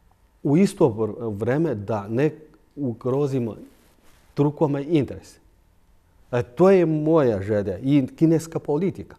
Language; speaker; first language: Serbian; non-native, fluent; Chinese